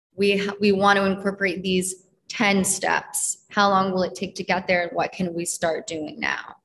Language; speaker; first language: English; native; English